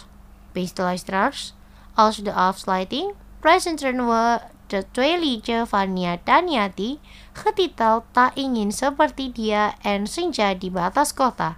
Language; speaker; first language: Dutch; non-native, fluent; Indonesian